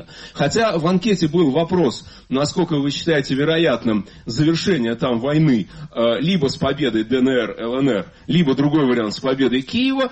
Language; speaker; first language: Russian; native; Russian